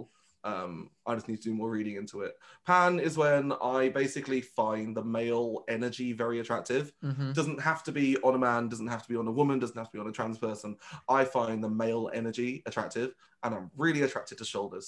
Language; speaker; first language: English; non-native, local second language; Vietnamese